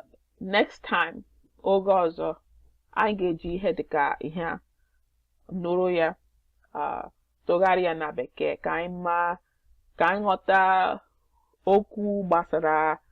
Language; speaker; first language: Igbo; non-native, learner; English